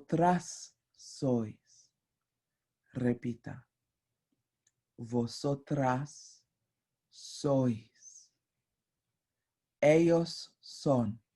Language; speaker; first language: Spanish; non-native, fluent; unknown